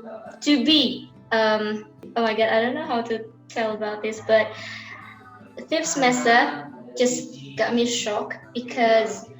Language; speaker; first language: English; non-native, learner; Indonesian